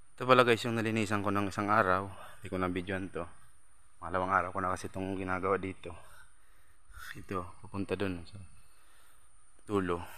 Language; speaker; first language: Filipino; non-native, local second language; Bikol